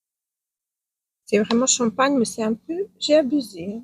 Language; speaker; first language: French; non-native, fluent; Ukrainian